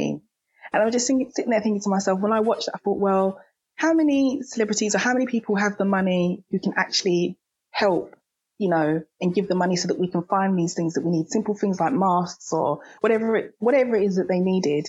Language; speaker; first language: English; native; English